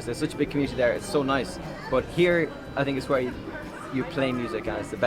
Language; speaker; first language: English; native; English